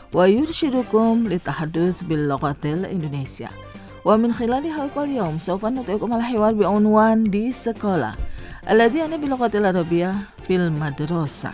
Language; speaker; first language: Arabic; non-native, fluent; Indonesian